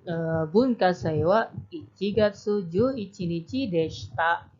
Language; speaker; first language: Japanese; non-native, fluent; Indonesian